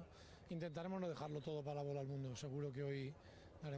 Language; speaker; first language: Spanish; native; Spanish